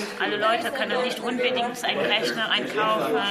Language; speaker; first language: German; non-native, learner; French